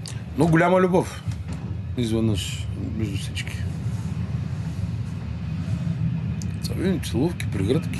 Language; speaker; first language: Bulgarian; native; Bulgarian